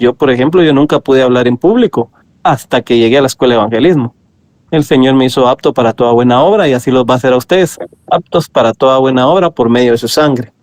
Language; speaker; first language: Spanish; native; Spanish